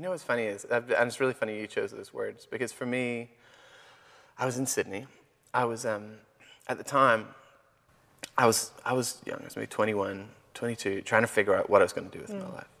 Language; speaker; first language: English; native; English